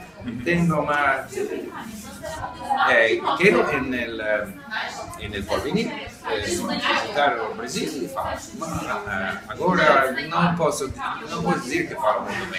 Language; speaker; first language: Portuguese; non-native, learner; English